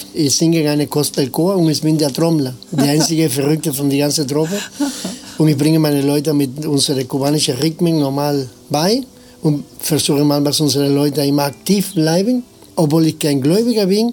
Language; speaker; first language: German; non-native, fluent; Spanish